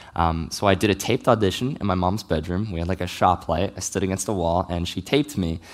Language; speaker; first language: English; native; English